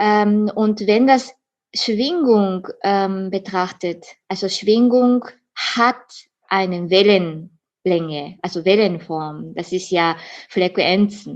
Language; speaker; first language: German; non-native, fluent; Japanese